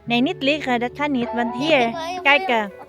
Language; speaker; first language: Dutch; non-native, learner; Filipino